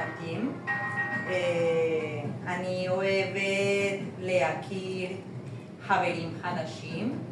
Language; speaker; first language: Hebrew; non-native, learner; Spanish